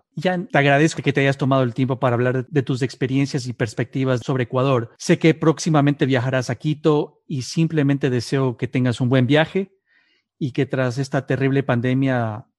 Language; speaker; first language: Spanish; native; Spanish